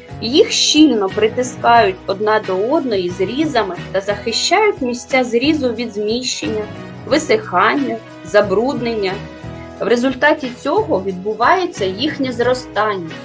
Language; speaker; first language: Ukrainian; native; Ukrainian